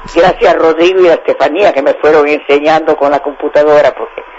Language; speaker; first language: Spanish; native; Spanish